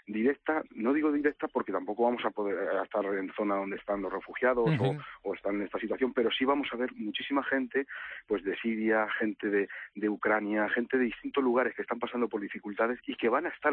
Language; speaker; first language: Spanish; native; Spanish